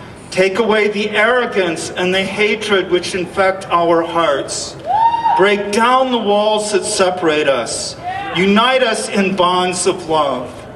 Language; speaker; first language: English; native; English